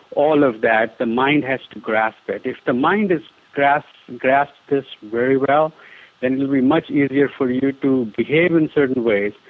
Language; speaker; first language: English; non-native, local second language; Hindi